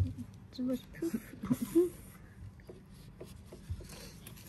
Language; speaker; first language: Danish; native; Danish